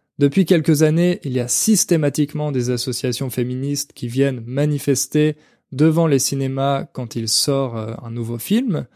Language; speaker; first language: French; native; French